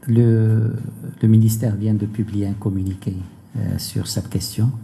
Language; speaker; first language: French; non-native, local second language; Arabic